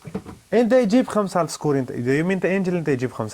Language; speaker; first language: Arabic; non-native, learner; Pashto